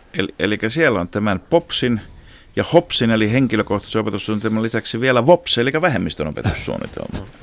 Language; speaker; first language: Finnish; native; Finnish